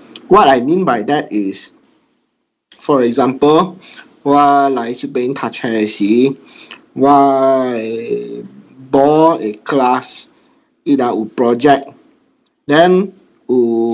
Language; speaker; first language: English; non-native, local second language; Min Nan Chinese